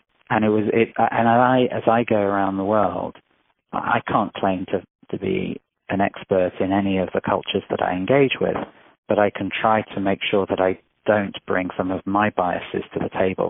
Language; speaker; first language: English; native; English